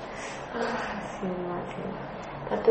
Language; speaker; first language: Japanese; non-native, learner; Korean